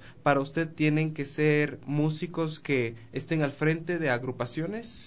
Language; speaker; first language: Spanish; native; Spanish